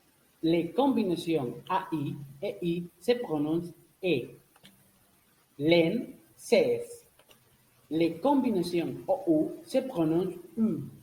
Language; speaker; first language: French; non-native, learner; Spanish